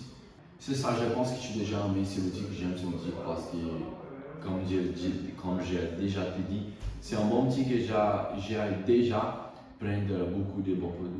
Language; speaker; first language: French; non-native, learner; Portuguese